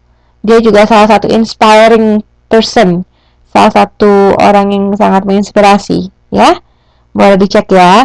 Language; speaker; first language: Indonesian; native; Indonesian